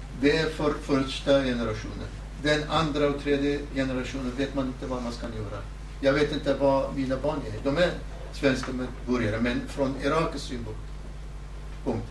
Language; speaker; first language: Swedish; non-native, fluent; Southern Kurdish